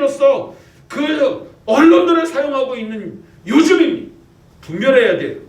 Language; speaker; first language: Korean; native; Korean